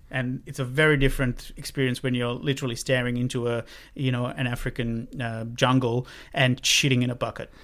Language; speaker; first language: English; non-native, local second language; Sinhala